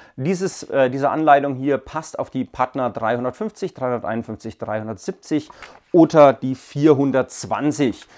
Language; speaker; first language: German; native; German